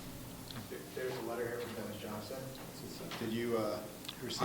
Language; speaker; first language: English; native; English